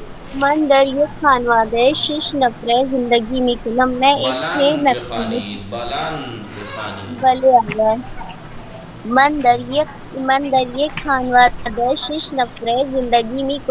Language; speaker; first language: Persian; non-native, learner; Urdu